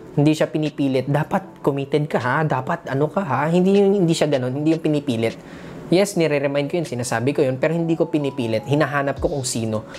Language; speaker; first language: Filipino; native; Filipino